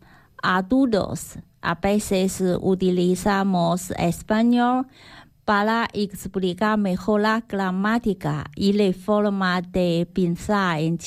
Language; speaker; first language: Spanish; non-native, learner; Chinese